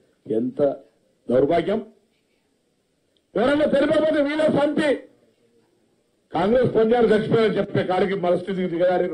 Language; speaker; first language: Telugu; native; Telugu